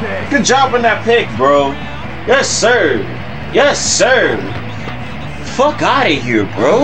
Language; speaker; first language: English; native; English